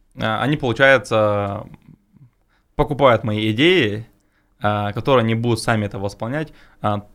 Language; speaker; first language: Russian; non-native, local second language; Chechen